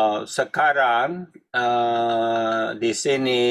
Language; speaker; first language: Indonesian; non-native, learner; English